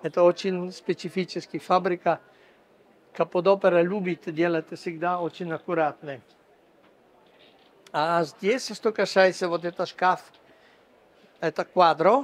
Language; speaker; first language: Russian; non-native, fluent; Italian